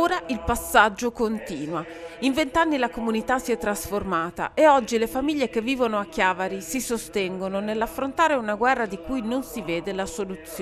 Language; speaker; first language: Italian; native; Italian